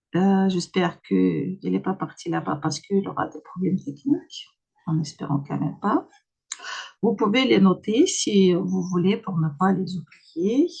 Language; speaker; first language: French; non-native, fluent; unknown